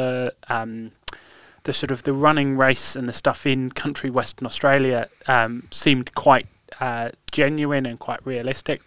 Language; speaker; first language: English; native; English